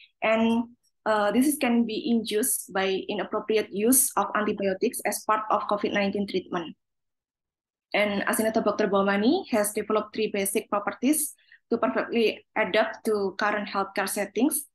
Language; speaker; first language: English; non-native, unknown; Indonesian